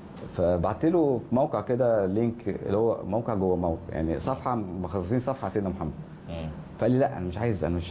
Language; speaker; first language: Arabic; native; Arabic